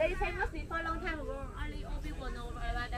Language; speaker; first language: English; non-native, learner; Vietnamese